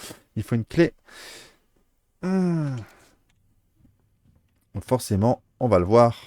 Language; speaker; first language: French; native; French